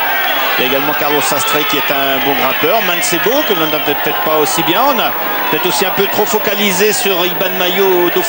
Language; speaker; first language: French; native; French